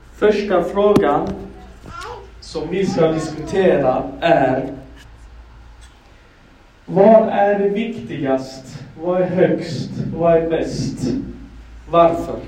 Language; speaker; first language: Swedish; non-native, fluent; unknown